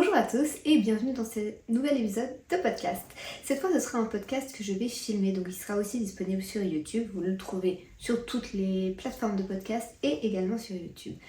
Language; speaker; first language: French; early bilingual, other home language; Portuguese